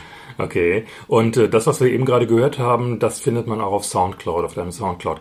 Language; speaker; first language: German; native; German